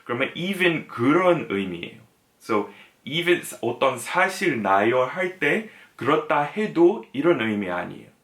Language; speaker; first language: Korean; non-native, fluent; English